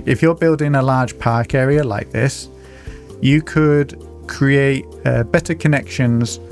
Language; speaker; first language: English; native; English